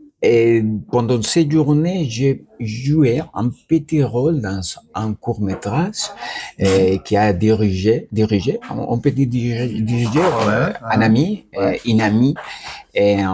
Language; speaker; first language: French; non-native, learner; Spanish